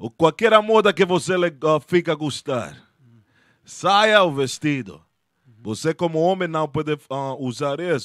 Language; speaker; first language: Portuguese; non-native, fluent; Spanish